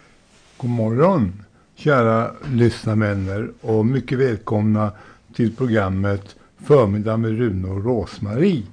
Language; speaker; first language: Swedish; native; Swedish